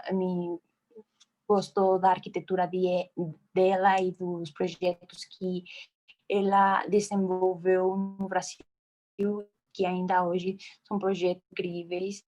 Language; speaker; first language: Portuguese; non-native, fluent; Spanish